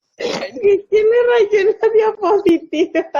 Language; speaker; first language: Spanish; native; Spanish